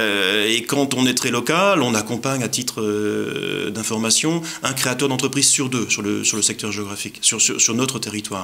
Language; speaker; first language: French; native; French